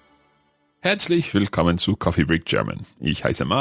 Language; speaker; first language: German; non-native, learner; English